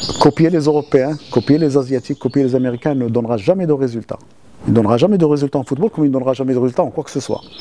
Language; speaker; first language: French; non-native, local second language; Arabic